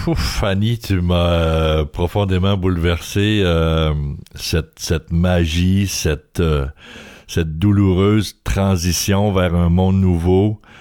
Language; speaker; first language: French; native; French